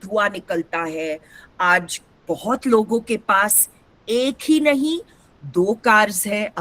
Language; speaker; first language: Hindi; non-native, local second language; Marathi